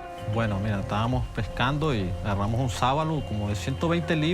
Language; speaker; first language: Spanish; native; Spanish